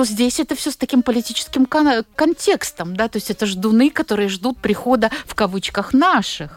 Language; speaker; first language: Russian; native; Russian